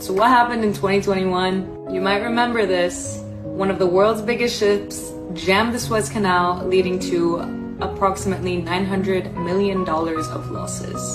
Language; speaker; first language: English; native; English